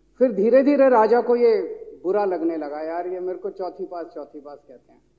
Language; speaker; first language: Hindi; native; Hindi